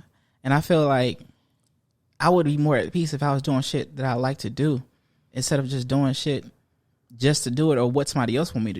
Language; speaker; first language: English; native; English